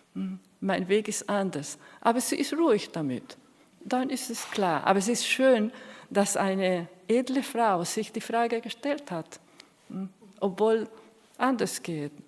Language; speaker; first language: German; non-native, fluent; Spanish